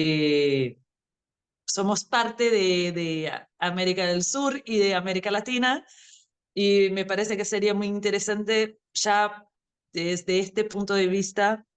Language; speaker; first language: Spanish; non-native, fluent; Portuguese